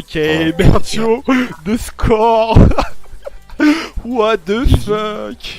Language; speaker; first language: English; non-native, learner; French